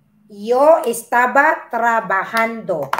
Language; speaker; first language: Spanish; non-native, learner; Filipino